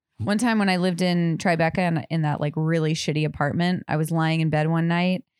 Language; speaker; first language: English; native; English